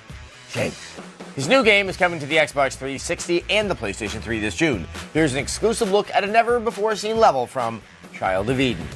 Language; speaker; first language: English; native; English